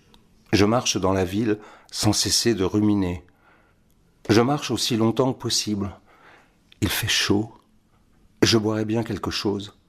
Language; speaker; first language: French; native; French